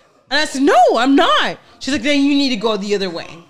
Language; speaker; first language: English; early bilingual, other home language; Spanish